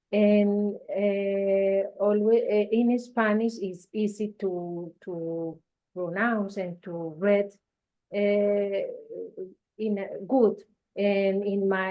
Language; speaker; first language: English; non-native, learner; Spanish